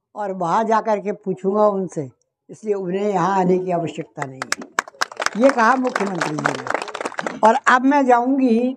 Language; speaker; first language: Hindi; native; Hindi